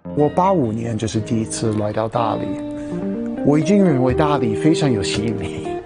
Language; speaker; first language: Chinese; non-native, fluent; English